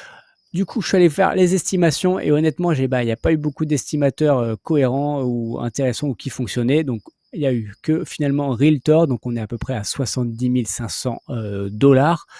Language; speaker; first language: French; native; French